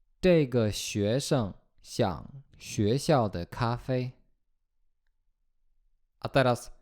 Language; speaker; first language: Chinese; non-native, fluent; Polish